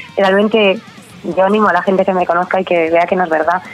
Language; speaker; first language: Spanish; native; Spanish